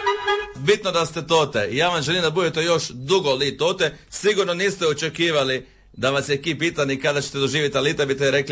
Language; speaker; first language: Serbian; native; Serbian